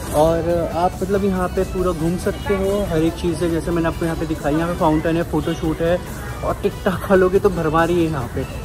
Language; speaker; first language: Hindi; native; Hindi